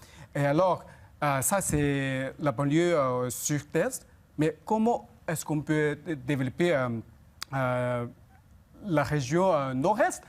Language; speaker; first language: French; non-native, fluent; Chinese